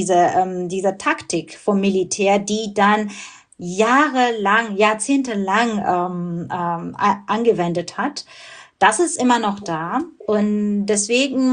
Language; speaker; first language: German; non-native, fluent; Burmese